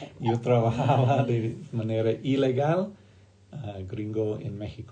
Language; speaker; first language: Spanish; non-native, fluent; English